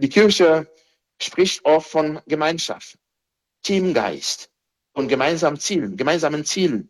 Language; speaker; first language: German; non-native, fluent; Haitian Creole